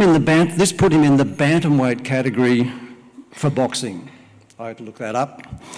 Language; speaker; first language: English; early bilingual, other home language; Welsh